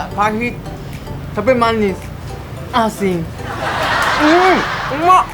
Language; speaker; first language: Indonesian; non-native, learner; Japanese